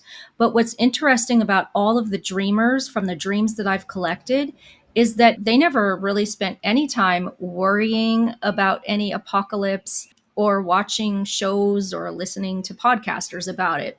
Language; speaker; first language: English; native; English